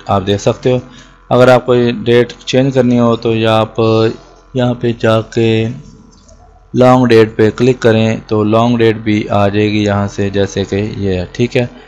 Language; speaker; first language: Urdu; non-native, local second language; Punjabi